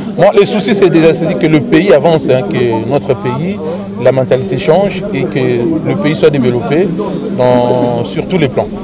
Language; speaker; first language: French; non-native, local second language; Lingala